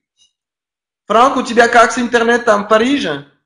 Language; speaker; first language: Russian; non-native, learner; French